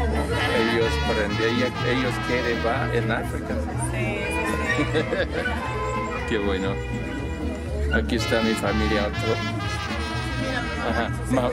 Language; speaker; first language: Spanish; non-native, learner; Amharic